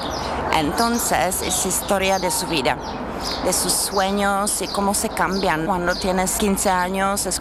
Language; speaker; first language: Spanish; non-native, fluent; Czech